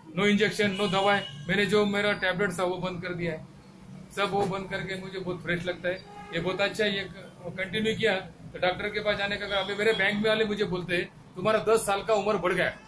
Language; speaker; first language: Hindi; non-native, local second language; Marathi